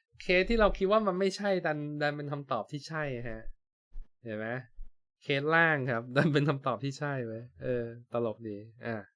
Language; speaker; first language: Thai; native; Thai